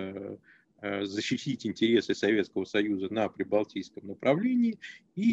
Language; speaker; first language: Russian; native; Russian